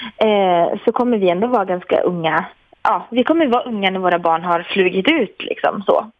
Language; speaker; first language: Swedish; native; Swedish